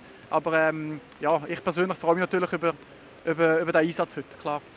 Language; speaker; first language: German; native; German